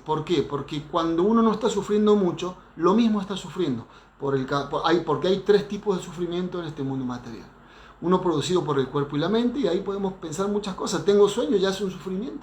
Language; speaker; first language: Spanish; native; Spanish